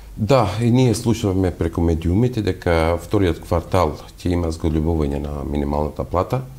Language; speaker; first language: Macedonian; non-native, local second language; Albanian